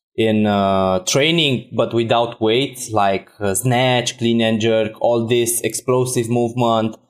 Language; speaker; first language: English; non-native, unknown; Romanian